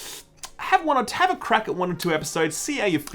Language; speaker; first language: English; native; English